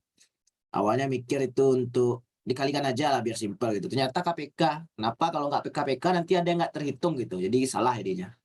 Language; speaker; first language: Indonesian; native; Indonesian